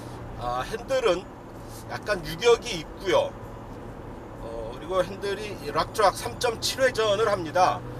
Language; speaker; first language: Korean; native; Korean